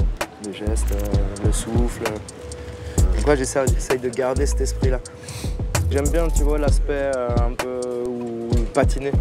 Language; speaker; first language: French; native; French